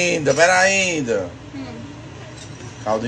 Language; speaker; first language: Portuguese; native; Portuguese